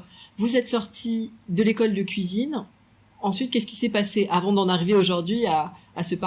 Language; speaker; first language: French; native; French